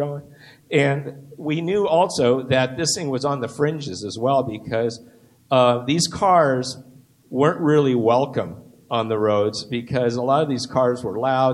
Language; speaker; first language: English; native; English